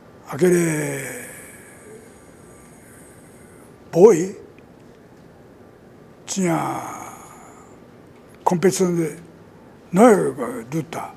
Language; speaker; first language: Portuguese; non-native, learner; Japanese